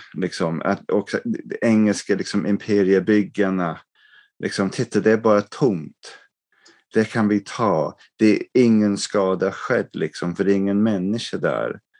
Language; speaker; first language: Swedish; non-native, fluent; English